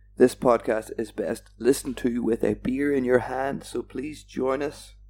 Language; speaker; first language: English; native; English